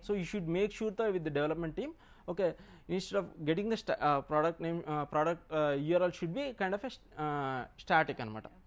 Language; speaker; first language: English; non-native, local second language; Telugu